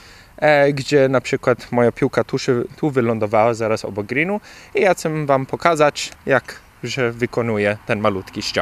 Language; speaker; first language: Polish; early bilingual, heritage; Polish